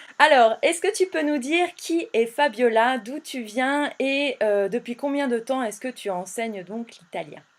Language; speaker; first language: French; native; French